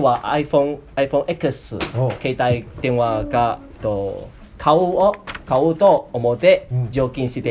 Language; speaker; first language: Japanese; non-native, learner; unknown